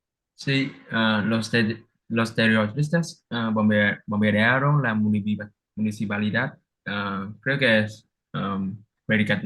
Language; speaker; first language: Spanish; non-native, learner; Vietnamese